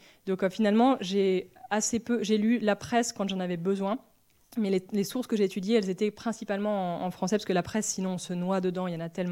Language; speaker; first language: French; native; French